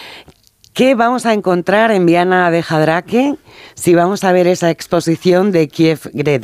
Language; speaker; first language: Spanish; native; Spanish